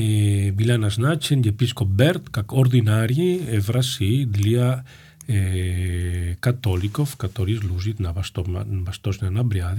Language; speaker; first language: Russian; non-native, fluent; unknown